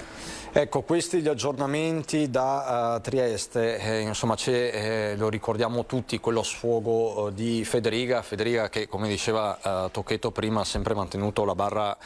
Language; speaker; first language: Italian; native; Italian